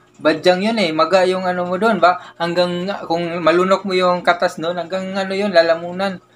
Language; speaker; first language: Filipino; non-native, local second language; Cebuano